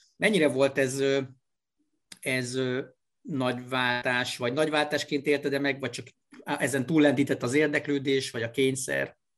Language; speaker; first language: Hungarian; native; Hungarian